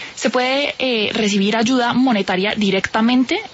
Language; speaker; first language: Spanish; native; Spanish